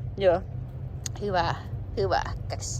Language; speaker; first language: Finnish; non-native, learner; Thai